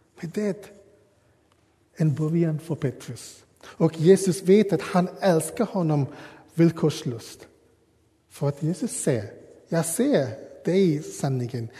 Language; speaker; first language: Swedish; non-native, learner; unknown